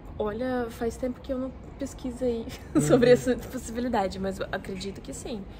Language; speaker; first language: Portuguese; non-native, fluent; Russian